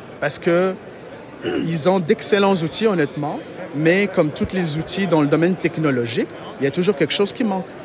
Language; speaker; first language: French; non-native, local second language; Arabic